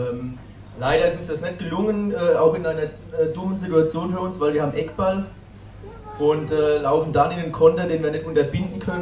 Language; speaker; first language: German; native; German